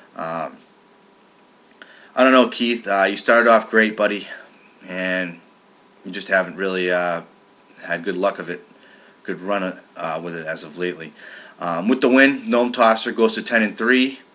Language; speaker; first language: English; native; English